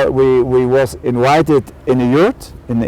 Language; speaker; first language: English; non-native, learner; German